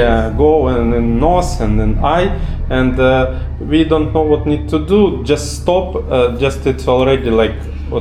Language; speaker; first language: English; non-native, learner; Russian